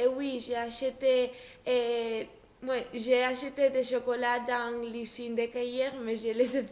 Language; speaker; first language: French; non-native, learner; Spanish